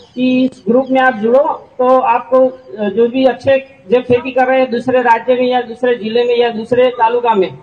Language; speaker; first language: Hindi; non-native, local second language; Gujarati